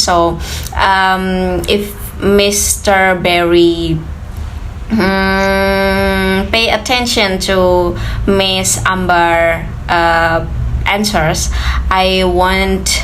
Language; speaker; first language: English; non-native, fluent; Indonesian